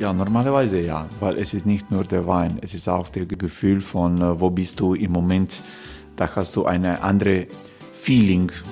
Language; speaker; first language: German; non-native, fluent; Croatian